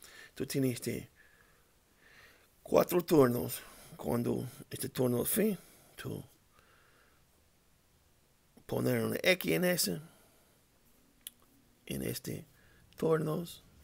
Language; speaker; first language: Spanish; non-native, learner; English